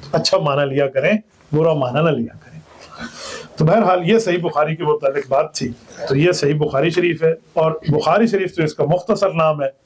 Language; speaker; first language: Urdu; non-native, local second language; Punjabi